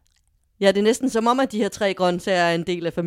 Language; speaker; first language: Danish; native; Danish